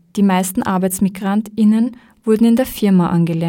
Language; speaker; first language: German; native; German